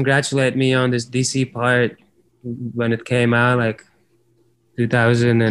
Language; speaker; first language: English; non-native, fluent; Latvian